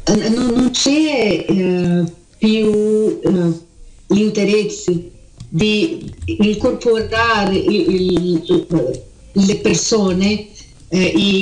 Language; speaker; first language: Italian; early bilingual, heritage; Portuguese